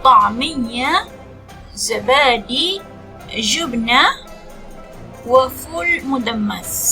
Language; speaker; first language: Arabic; non-native, fluent; Malay